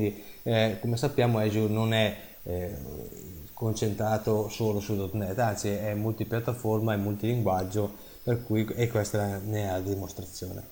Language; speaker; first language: Italian; native; Italian